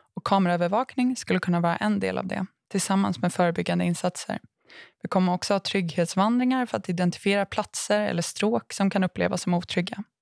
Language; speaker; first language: Swedish; native; Swedish